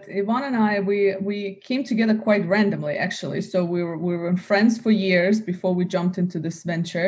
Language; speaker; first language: English; native; English